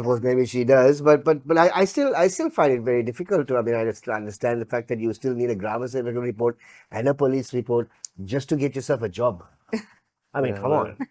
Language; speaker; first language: English; non-native, local second language; Sinhala